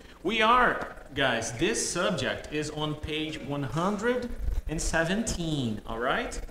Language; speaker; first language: English; non-native, fluent; Portuguese